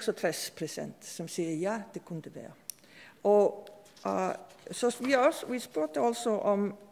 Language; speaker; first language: Danish; non-native, fluent; Icelandic